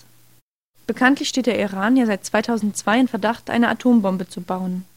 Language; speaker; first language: German; native; German